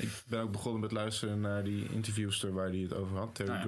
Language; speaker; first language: Dutch; native; Dutch